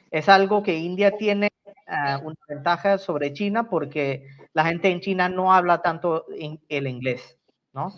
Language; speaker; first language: Spanish; non-native, fluent; Tamil